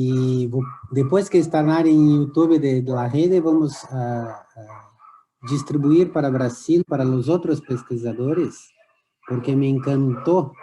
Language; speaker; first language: Spanish; non-native, learner; Portuguese